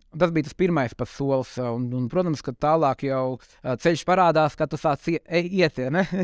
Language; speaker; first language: Latvian; native; Latvian